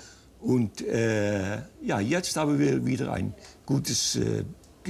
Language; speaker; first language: German; non-native, fluent; Dutch